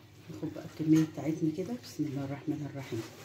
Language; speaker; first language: Arabic; native; Arabic